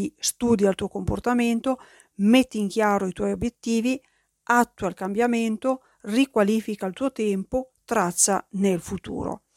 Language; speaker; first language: Italian; native; Italian